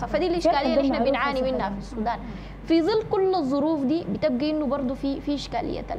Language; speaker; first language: Arabic; native; Arabic